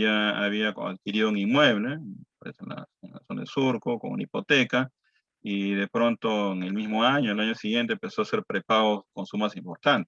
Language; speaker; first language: Spanish; native; Spanish